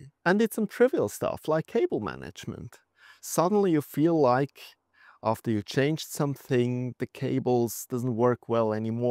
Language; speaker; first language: English; non-native, fluent; German